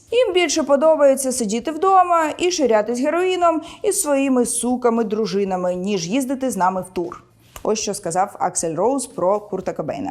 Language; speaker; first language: Ukrainian; non-native, local second language; Russian